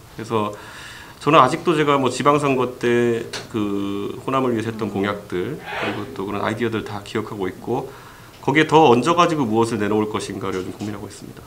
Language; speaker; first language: Korean; native; Korean